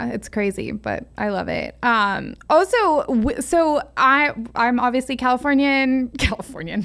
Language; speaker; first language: English; native; English